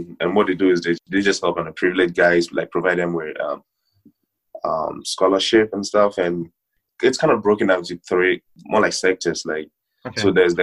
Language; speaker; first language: English; non-native, local second language; Ewe